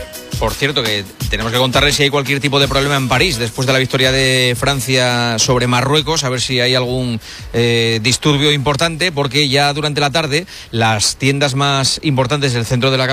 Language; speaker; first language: Spanish; native; Spanish